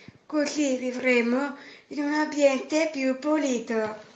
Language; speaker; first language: Italian; native; Italian